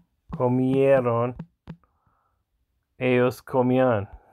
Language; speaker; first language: Spanish; non-native, learner; English